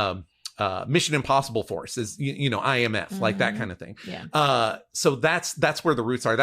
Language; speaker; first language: English; native; English